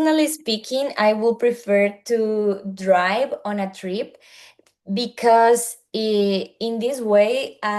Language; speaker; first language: English; non-native, learner; Spanish